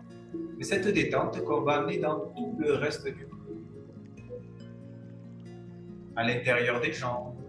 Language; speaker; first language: French; native; French